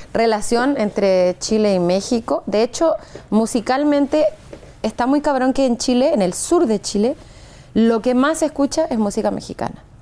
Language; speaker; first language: Spanish; native; Spanish